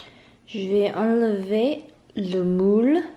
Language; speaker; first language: French; non-native, learner; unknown